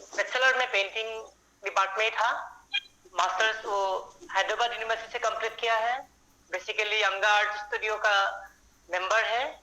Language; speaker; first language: Hindi; non-native, local second language; Assamese